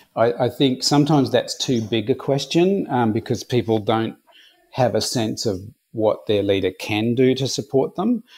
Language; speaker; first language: English; native; English